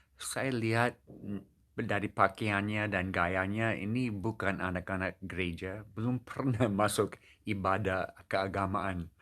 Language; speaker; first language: Indonesian; non-native, fluent; English